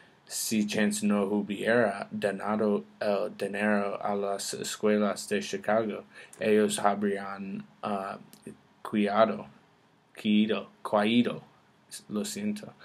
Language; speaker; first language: Spanish; non-native, learner; English